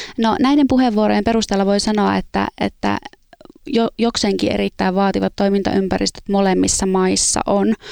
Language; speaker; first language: Finnish; native; Finnish